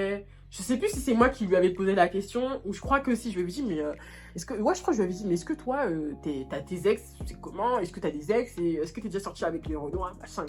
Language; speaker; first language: French; native; French